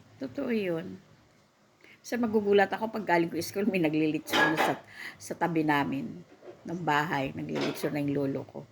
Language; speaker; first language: Filipino; non-native, local second language; Waray